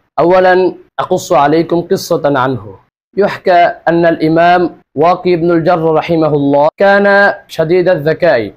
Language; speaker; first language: Arabic; non-native, learner; Bangla